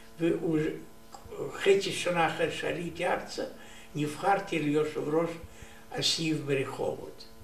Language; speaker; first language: Hebrew; non-native, learner; Romanian